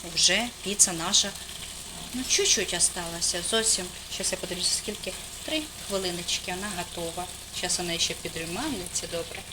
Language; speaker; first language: Ukrainian; non-native, local second language; Russian